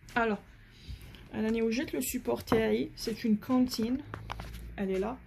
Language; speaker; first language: French; non-native, local second language; Arabic